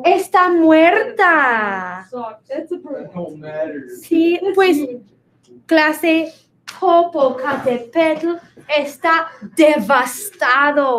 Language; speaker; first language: Spanish; non-native, fluent; English